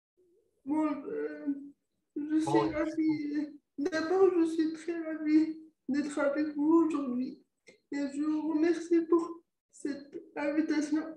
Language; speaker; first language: French; non-native, local second language; Arabic